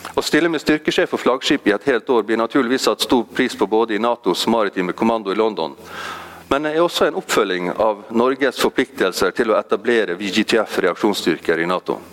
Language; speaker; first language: Norwegian; native; Norwegian